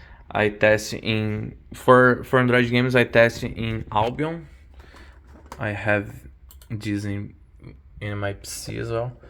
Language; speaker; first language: English; non-native, learner; Portuguese